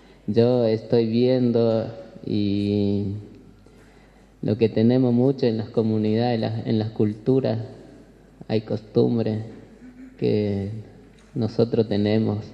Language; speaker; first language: Spanish; non-native, local second language; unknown